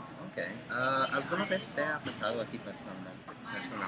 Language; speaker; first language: Spanish; non-native, learner; English